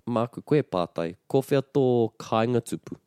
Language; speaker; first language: Māori; non-native, local second language; English